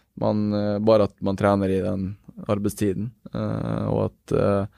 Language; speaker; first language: Swedish; non-native, fluent; Norwegian